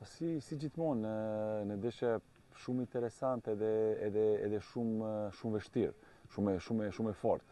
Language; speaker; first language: Albanian; non-native, learner; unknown